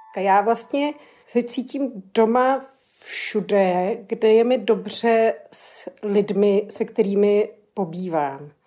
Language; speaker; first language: Czech; native; Czech